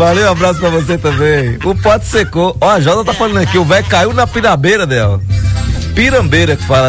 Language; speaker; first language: Portuguese; native; Portuguese